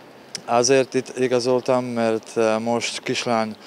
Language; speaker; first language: Hungarian; non-native, learner; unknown